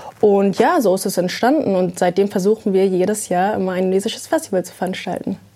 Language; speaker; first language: German; native; German